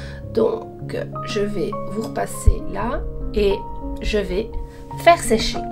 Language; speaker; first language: French; native; French